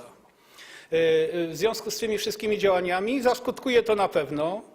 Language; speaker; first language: Polish; native; Polish